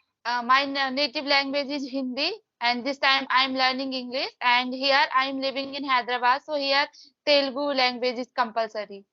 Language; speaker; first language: English; non-native, learner; Hindi